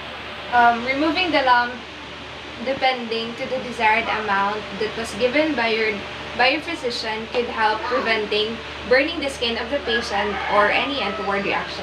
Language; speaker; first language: English; non-native, local second language; Filipino